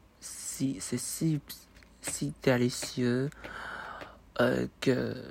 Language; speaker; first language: French; non-native, learner; Chinese